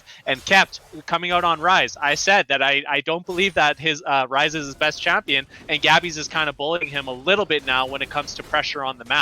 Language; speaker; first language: English; native; English